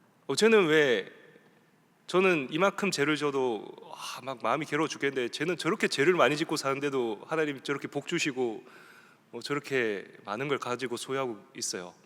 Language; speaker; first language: Korean; native; Korean